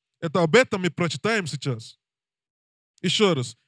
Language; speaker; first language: Russian; non-native, learner; English